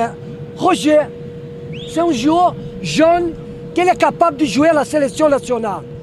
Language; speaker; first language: French; non-native, learner; Portuguese